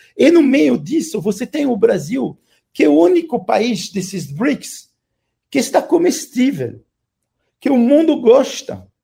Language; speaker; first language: Portuguese; non-native, fluent; French